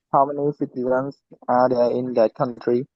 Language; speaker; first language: English; non-native, learner; Khmer